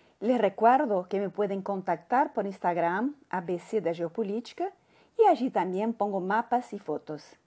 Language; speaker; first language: Spanish; non-native, fluent; Portuguese